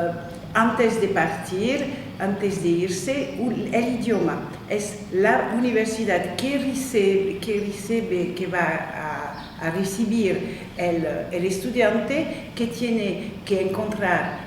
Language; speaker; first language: Spanish; non-native, fluent; French